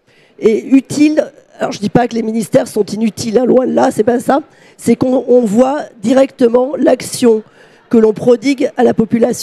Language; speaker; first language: French; native; French